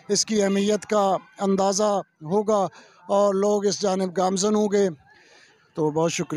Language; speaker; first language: Urdu; non-native, local second language; Punjabi